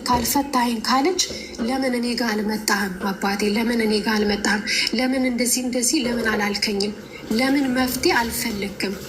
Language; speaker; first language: Amharic; native; Amharic